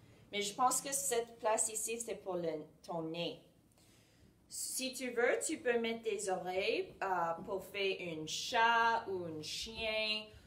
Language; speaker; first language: French; non-native, learner; English